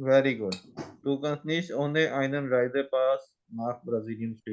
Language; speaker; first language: German; non-native, fluent; Urdu